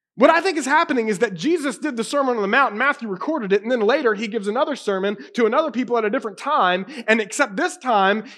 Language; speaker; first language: English; native; English